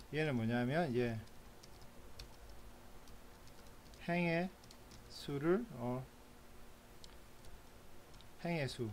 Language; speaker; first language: Korean; native; Korean